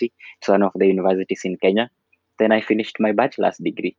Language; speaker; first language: English; non-native, local second language; Luyia